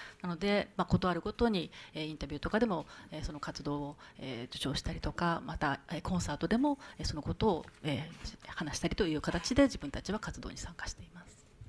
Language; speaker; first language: Japanese; native; Japanese